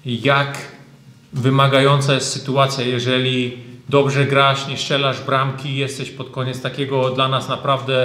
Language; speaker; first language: Polish; early bilingual, heritage; German